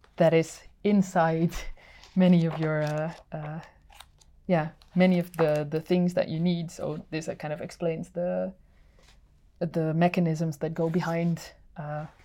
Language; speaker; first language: English; non-native, fluent; Dutch